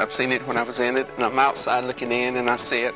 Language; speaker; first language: English; native; English